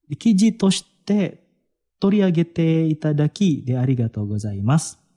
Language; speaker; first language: Japanese; non-native, fluent; Indonesian